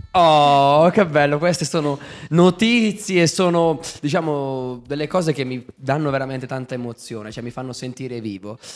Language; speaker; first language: Italian; native; Italian